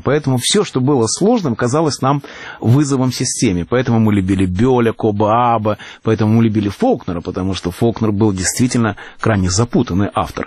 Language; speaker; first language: Russian; native; Russian